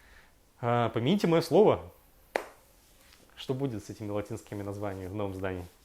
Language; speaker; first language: Russian; native; Russian